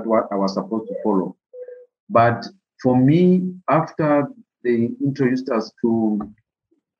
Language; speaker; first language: English; non-native, local second language; Southern Sotho